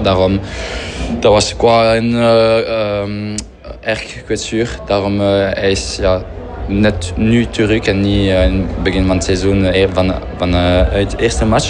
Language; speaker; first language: Dutch; non-native, fluent; French